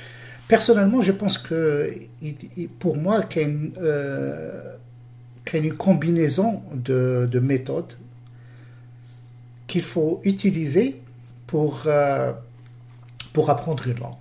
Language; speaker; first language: French; non-native, local second language; Arabic